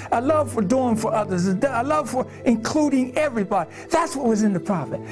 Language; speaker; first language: English; native; English